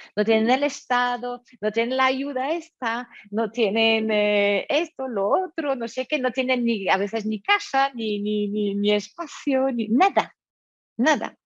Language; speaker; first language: Spanish; non-native, fluent; French